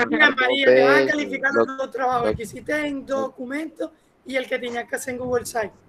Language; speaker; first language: Spanish; native; Spanish